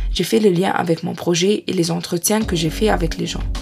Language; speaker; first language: French; non-native, fluent; Arabic